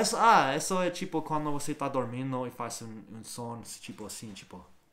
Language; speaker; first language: Portuguese; non-native, fluent; English